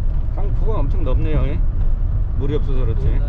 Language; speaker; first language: Korean; native; Korean